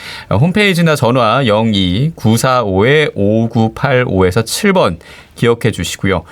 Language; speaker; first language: Korean; native; Korean